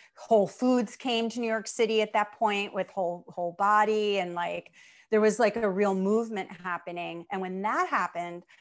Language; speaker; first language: English; native; English